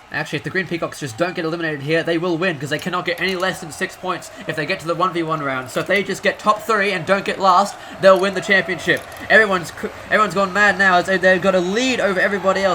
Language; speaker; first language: English; native; English